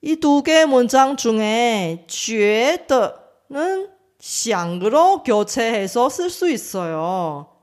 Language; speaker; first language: Korean; non-native, fluent; Chinese